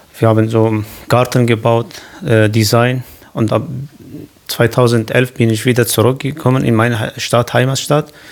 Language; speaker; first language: German; non-native, learner; Kurdish